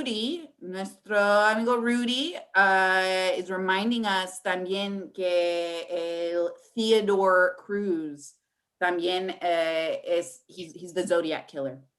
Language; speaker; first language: Spanish; early bilingual, heritage; English